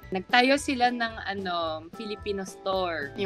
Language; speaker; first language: Filipino; early bilingual, heritage; Filipino